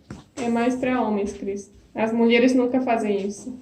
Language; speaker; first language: Portuguese; non-native, fluent; Polish